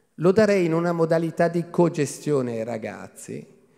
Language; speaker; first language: Italian; native; Italian